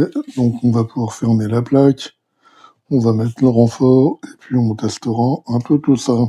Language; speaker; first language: French; native; French